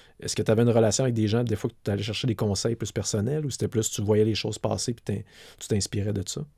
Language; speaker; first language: French; native; French